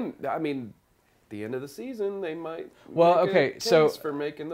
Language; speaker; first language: English; native; English